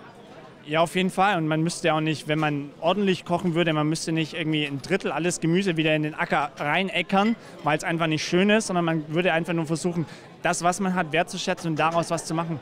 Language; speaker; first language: German; native; German